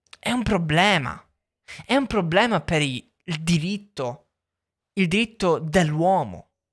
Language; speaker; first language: Italian; native; Italian